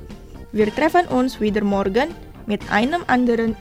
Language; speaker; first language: German; non-native, fluent; Indonesian